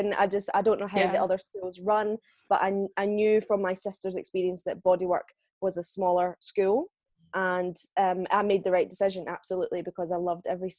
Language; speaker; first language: English; native; English